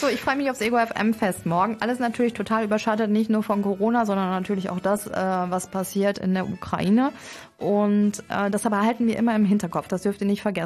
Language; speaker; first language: German; native; German